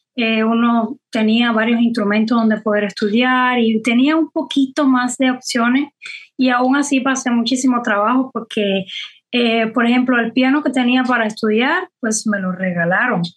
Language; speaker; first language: Spanish; native; Spanish